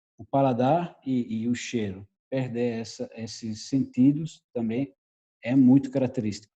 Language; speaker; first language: Portuguese; non-native, fluent; Italian